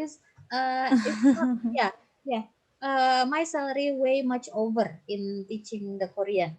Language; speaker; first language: English; non-native, fluent; Indonesian